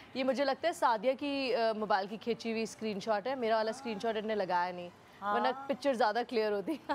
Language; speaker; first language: Hindi; native; Hindi